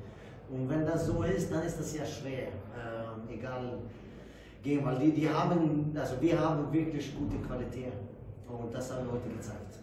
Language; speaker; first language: German; non-native, fluent; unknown